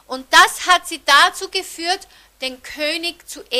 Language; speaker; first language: German; native; German